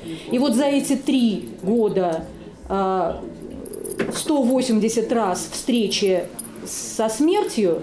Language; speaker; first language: Russian; native; Russian